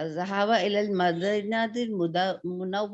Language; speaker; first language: Arabic; non-native, learner; Urdu